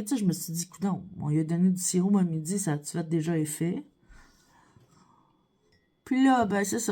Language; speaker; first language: French; native; French